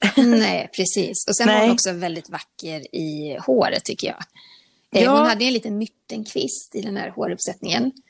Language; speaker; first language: Swedish; native; Swedish